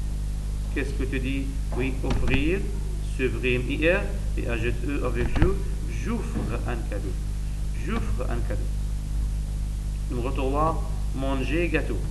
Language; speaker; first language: French; non-native, learner; Arabic